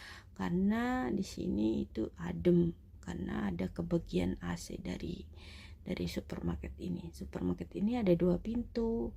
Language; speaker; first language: Indonesian; native; Indonesian